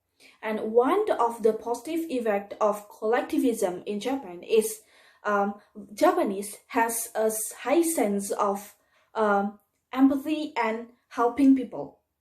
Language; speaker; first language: English; non-native, learner; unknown